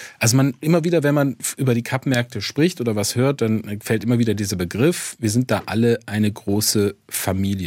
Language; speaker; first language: German; native; German